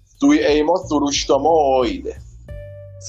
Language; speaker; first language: Japanese; non-native, learner; Persian